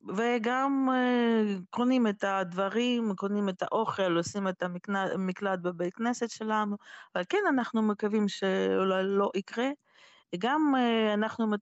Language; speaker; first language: Hebrew; non-native, fluent; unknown